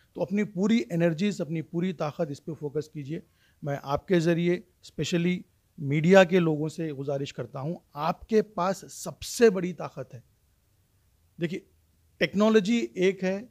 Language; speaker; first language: Hindi; non-native, local second language; Urdu